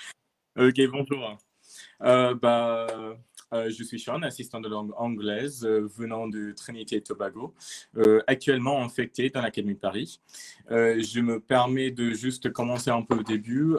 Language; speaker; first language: French; non-native, fluent; English